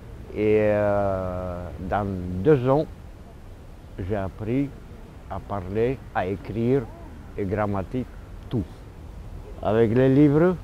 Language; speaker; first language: French; non-native, fluent; Romanian